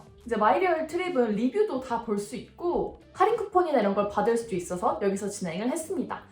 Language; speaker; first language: Korean; native; Korean